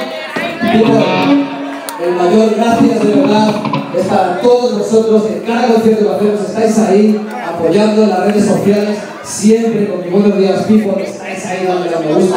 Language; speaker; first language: Spanish; native; Spanish